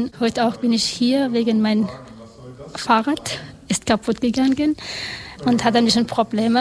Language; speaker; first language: German; non-native, learner; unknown